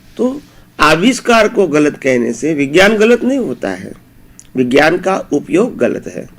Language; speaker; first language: Hindi; native; Hindi